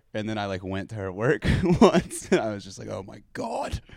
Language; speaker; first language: English; native; English